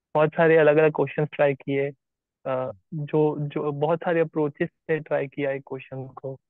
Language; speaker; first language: Hindi; native; Hindi